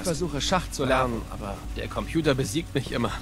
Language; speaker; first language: German; non-native, fluent; Polish